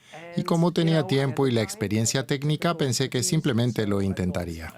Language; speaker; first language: Spanish; native; Spanish